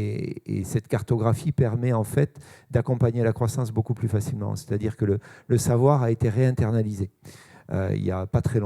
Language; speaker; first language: French; native; French